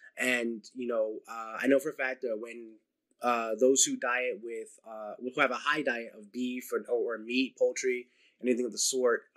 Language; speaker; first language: English; native; English